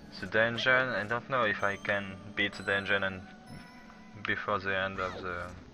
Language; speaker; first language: English; non-native, learner; French